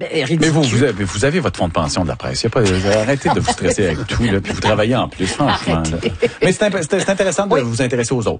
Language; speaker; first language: French; native; French